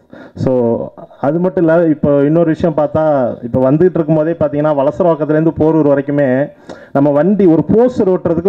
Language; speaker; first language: Tamil; native; Tamil